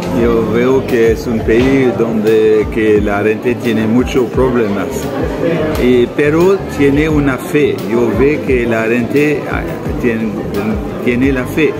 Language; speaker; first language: Spanish; non-native, learner; French